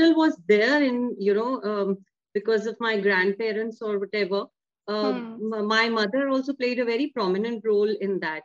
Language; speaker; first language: English; non-native, local second language; Hindi